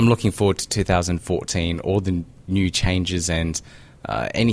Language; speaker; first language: English; native; English